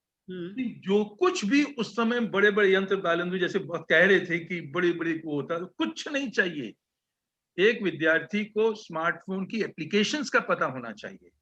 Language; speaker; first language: Hindi; native; Hindi